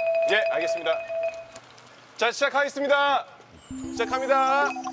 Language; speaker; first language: Korean; early bilingual, heritage; Korean